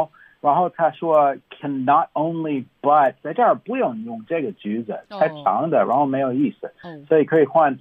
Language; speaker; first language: Chinese; non-native, fluent; English